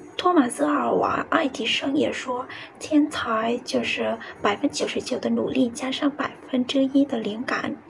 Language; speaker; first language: Chinese; non-native, fluent; Vietnamese